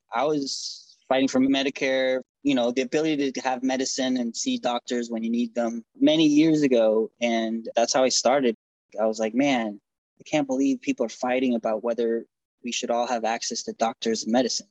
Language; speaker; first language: English; native; English